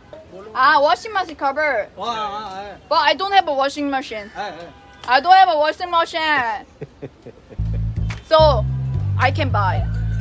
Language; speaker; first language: English; non-native, learner; Korean